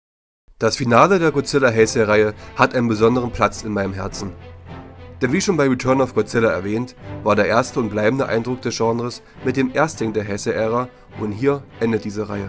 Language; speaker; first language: German; native; German